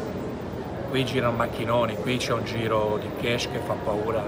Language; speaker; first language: Italian; native; Italian